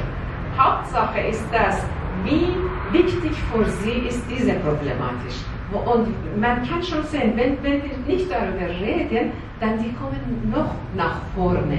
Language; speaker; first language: German; non-native, learner; Persian